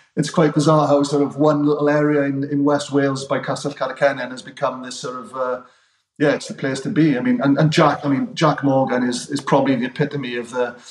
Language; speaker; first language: English; native; English